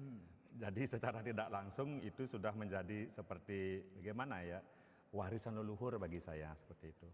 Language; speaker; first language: Indonesian; native; Indonesian